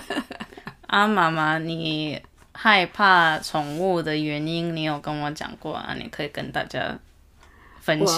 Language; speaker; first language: Chinese; early bilingual, heritage; Chinese